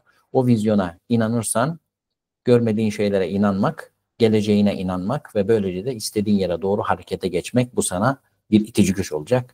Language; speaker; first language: Turkish; native; Turkish